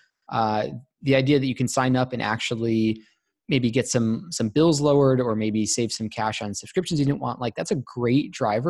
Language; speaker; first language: English; native; English